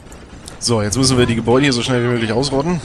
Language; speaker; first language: German; native; German